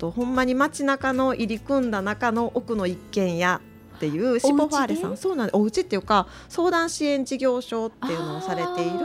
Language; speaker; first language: Japanese; native; Japanese